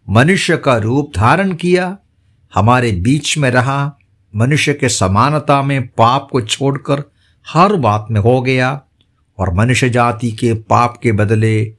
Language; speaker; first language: Hindi; non-native, local second language; Malayalam